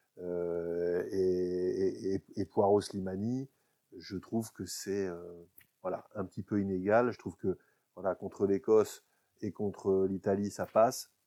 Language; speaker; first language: French; native; French